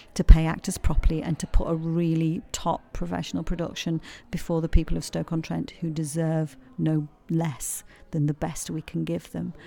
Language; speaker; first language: English; native; English